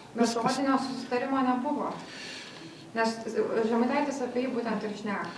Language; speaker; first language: Lithuanian; native; Lithuanian